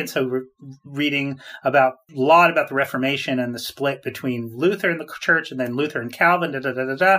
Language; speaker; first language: English; native; English